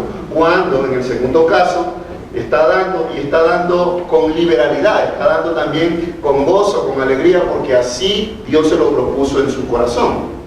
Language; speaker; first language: Spanish; native; Spanish